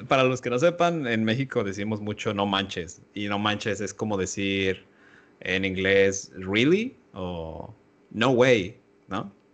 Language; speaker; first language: Spanish; native; Spanish